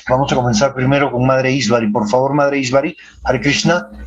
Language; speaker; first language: Spanish; native; Spanish